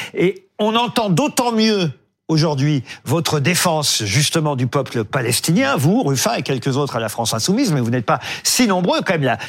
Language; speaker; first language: French; native; French